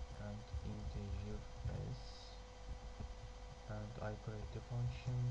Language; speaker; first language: English; non-native, learner; Turkish